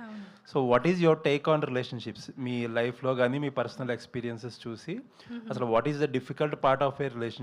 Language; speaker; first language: Telugu; native; Telugu